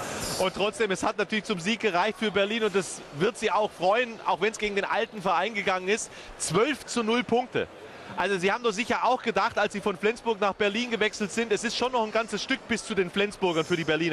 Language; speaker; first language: German; native; German